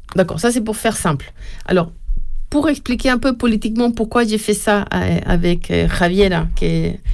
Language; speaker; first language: French; non-native, fluent; Spanish